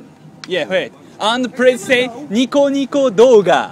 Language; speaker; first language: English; non-native, learner; Japanese